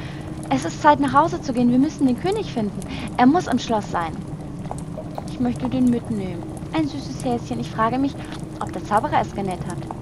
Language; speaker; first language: German; native; German